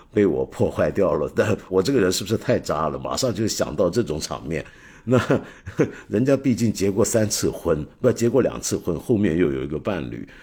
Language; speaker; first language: Chinese; non-native, fluent; Cantonese